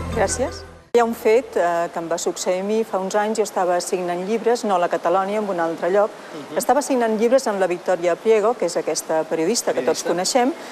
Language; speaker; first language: Catalan; native; Catalan